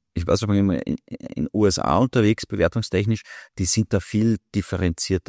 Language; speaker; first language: German; native; German